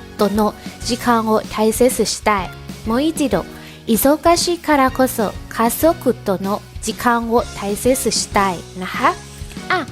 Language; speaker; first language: Japanese; non-native, fluent; Thai